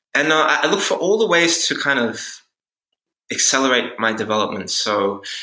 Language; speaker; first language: English; native; English